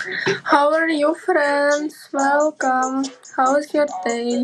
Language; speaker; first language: English; non-native, learner; Russian